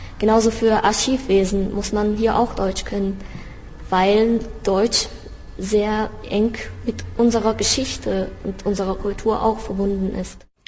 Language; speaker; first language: German; early bilingual, heritage; Czech